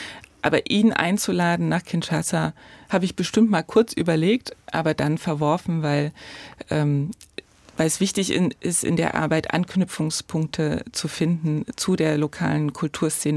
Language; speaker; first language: German; native; German